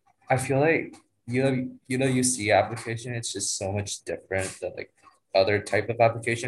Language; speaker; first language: English; non-native, fluent; Vietnamese